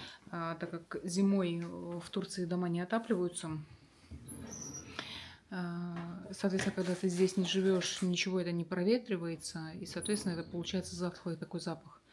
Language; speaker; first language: Russian; native; Russian